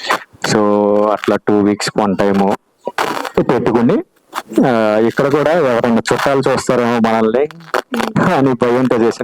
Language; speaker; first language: Telugu; native; Telugu